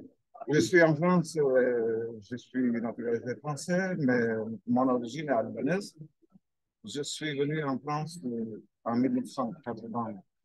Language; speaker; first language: French; non-native, fluent; Albanian